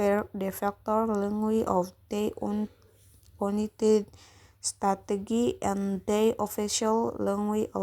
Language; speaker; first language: English; non-native, learner; Indonesian